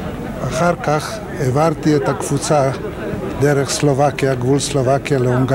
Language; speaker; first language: Hebrew; non-native, fluent; Polish